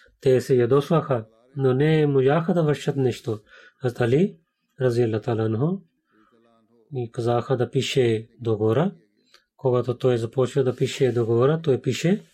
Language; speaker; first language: Bulgarian; non-native, learner; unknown